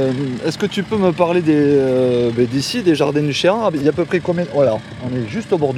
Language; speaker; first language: French; native; French